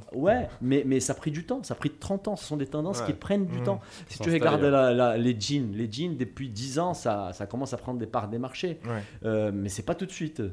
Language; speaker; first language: French; non-native, fluent; Portuguese